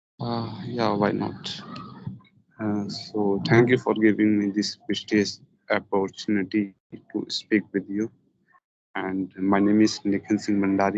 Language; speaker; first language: English; non-native, learner; Hindi